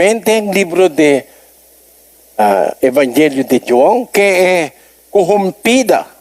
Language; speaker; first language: Portuguese; non-native, learner; Filipino